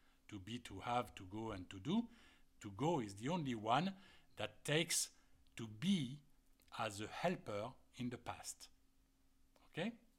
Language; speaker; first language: English; non-native, fluent; French